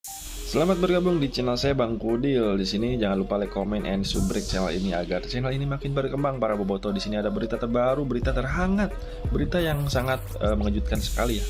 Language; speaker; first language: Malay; non-native, local second language; Sundanese